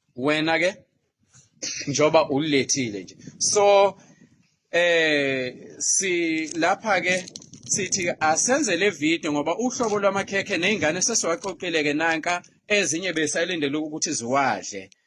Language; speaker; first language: Zulu; native; Zulu